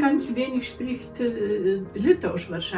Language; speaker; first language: German; non-native, learner; Lithuanian